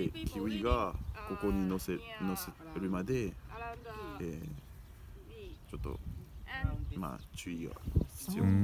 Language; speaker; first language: Japanese; non-native, fluent; French